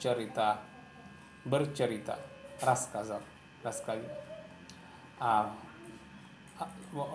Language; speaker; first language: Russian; non-native, learner; Javanese